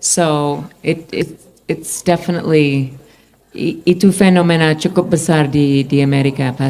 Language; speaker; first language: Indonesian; non-native, fluent; English